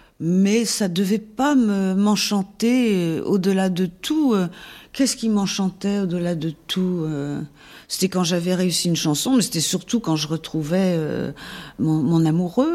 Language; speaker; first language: French; native; French